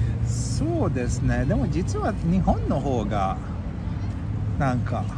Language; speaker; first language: Japanese; non-native, fluent; Swedish